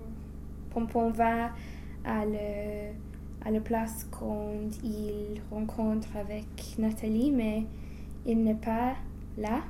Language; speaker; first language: French; non-native, learner; English